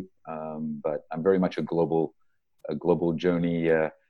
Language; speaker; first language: English; native; English